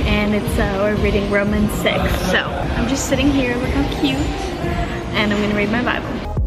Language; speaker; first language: English; native; English